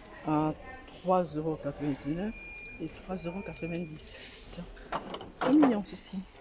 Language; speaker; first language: French; native; French